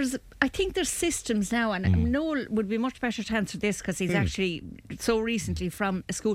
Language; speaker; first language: English; native; English